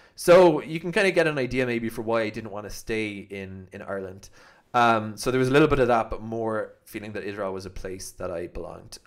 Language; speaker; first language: English; native; English